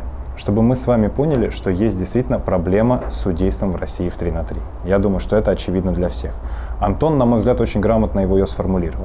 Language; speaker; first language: Russian; native; Russian